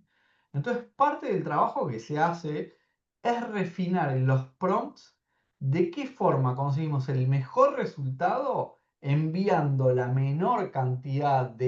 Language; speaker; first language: Spanish; native; Spanish